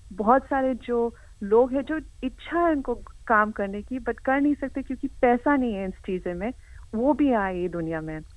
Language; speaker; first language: Hindi; early bilingual, heritage; Hindi